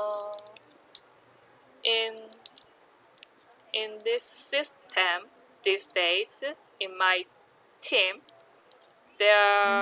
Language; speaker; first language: English; non-native, learner; Korean